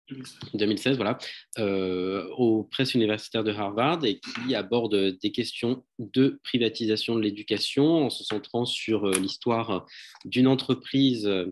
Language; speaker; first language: French; native; French